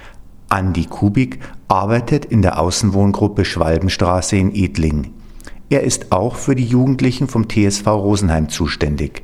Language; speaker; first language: German; native; German